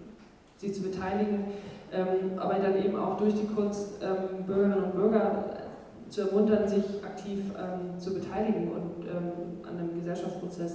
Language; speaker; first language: German; native; German